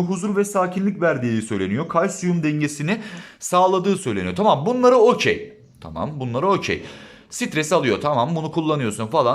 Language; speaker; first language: Turkish; native; Turkish